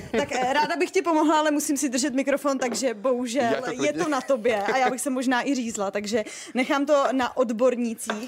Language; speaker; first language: Czech; native; Czech